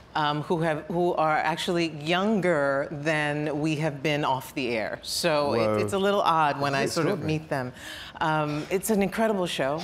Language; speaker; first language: English; native; English